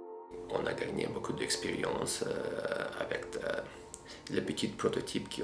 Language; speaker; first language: French; non-native, fluent; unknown